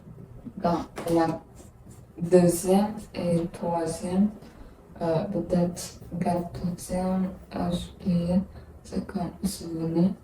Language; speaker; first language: French; non-native, learner; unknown